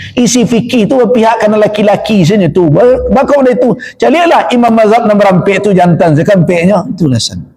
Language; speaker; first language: Malay; non-native, local second language; Minangkabau